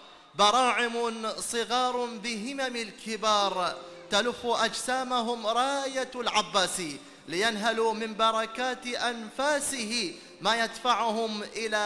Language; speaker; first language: Arabic; native; Arabic